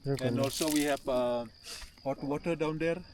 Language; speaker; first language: English; non-native, learner; Indonesian